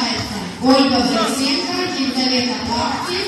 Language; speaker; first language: Russian; native; Russian